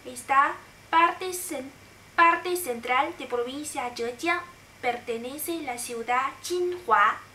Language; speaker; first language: Spanish; non-native, fluent; Chinese